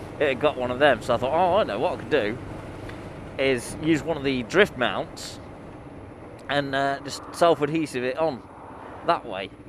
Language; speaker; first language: English; native; English